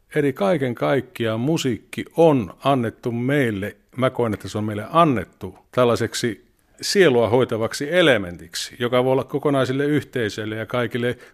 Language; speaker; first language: Finnish; native; Finnish